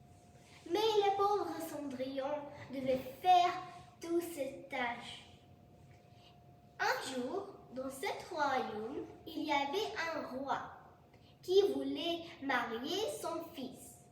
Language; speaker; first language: French; non-native, learner; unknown